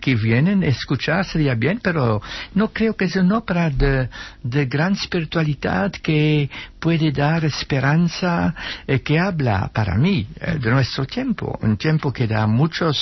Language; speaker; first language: Spanish; non-native, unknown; Dutch